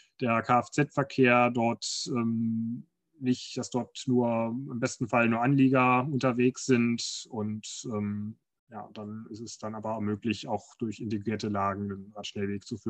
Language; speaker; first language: German; native; German